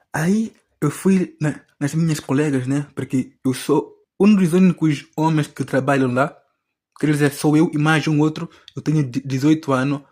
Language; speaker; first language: Portuguese; native; Portuguese